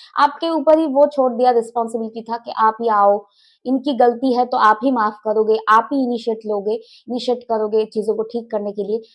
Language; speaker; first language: Hindi; non-native, local second language; Bangla